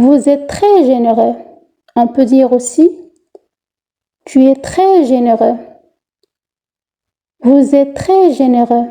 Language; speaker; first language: French; non-native, fluent; Arabic